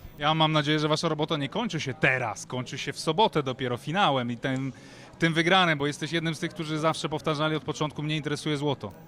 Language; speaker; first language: Polish; native; Polish